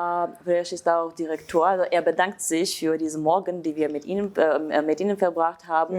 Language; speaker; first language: German; non-native, fluent; Armenian